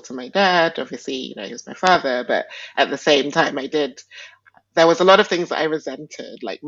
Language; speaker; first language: English; non-native, local second language; Igbo